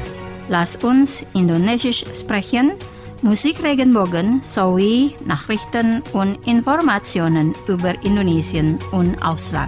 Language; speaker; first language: German; non-native, fluent; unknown